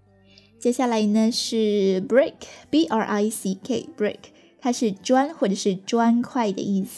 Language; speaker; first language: Chinese; native; Chinese